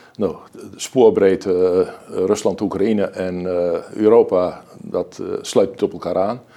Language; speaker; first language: Dutch; native; Dutch